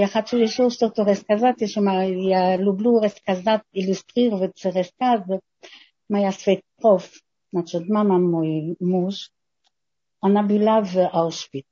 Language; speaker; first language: Russian; non-native, fluent; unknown